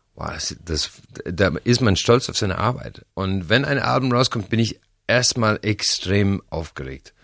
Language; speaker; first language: German; non-native, fluent; English